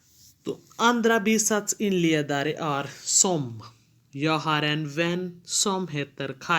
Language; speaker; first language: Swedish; non-native, fluent; Urdu